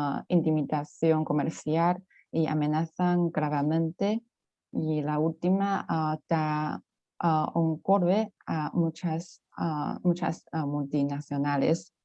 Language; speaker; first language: Spanish; non-native, fluent; Chinese